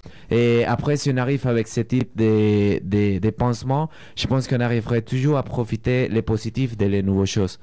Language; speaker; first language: French; non-native, fluent; Spanish